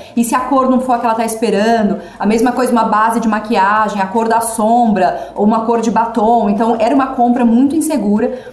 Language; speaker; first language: Portuguese; native; Portuguese